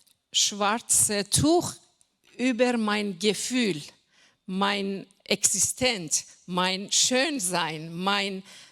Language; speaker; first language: German; non-native, fluent; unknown